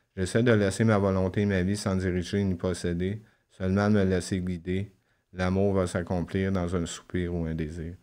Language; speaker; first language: French; native; French